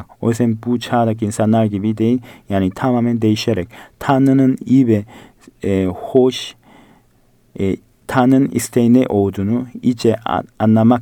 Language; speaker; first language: Turkish; non-native, fluent; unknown